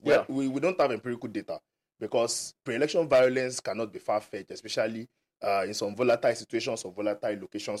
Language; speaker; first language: English; non-native, local second language; Yoruba